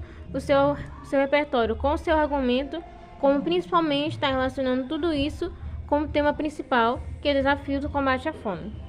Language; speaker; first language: Portuguese; native; Portuguese